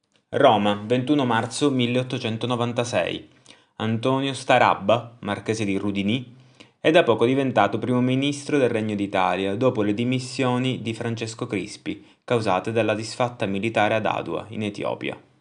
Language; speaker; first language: Italian; native; Italian